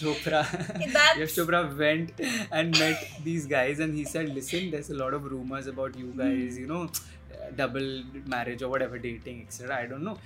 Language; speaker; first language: English; non-native, local second language; Hindi